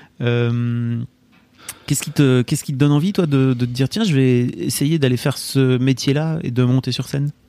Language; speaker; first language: French; native; French